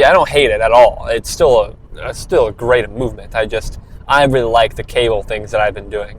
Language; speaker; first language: English; native; English